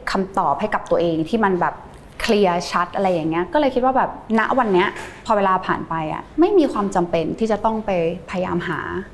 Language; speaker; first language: Thai; early bilingual, heritage; Thai